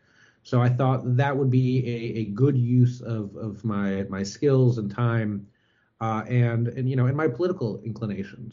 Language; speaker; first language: English; native; English